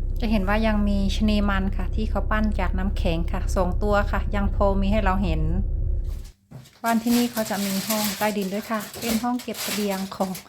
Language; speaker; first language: Thai; native; Thai